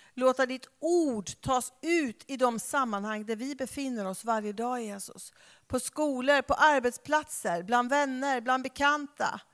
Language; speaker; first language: Swedish; native; Swedish